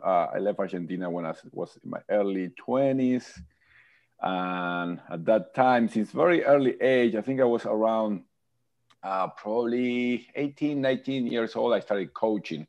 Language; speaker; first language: English; non-native, fluent; Spanish